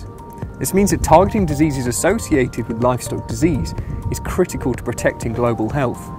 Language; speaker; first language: English; native; English